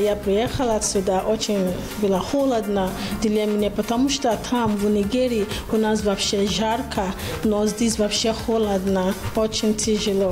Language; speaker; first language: Russian; non-native, fluent; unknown